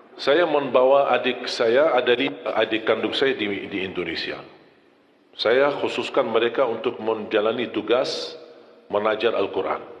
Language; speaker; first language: Malay; non-native, fluent; Arabic